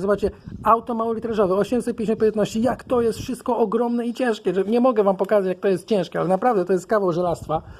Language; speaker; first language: Polish; native; Polish